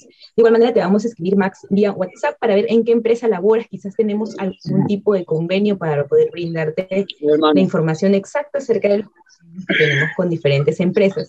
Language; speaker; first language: Spanish; native; Spanish